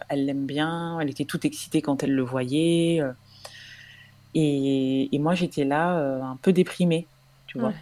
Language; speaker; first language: French; native; French